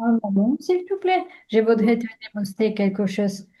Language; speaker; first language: French; non-native, learner; Russian